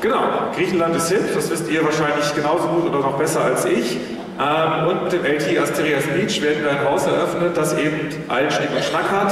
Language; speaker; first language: German; native; German